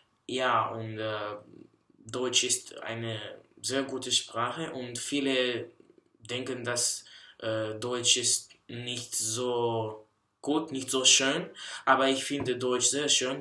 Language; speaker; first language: German; non-native, learner; Russian